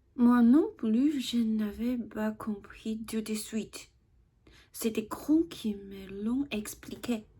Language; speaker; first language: French; non-native, learner; Chinese